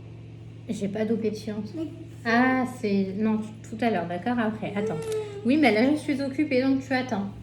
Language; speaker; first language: French; native; French